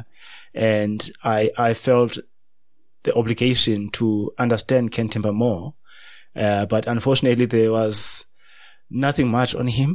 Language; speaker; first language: English; non-native, local second language; Xhosa